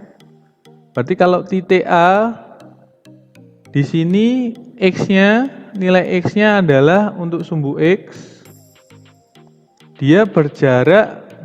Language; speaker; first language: Indonesian; native; Indonesian